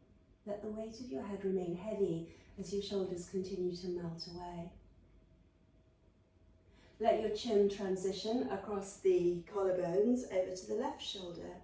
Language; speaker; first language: English; native; English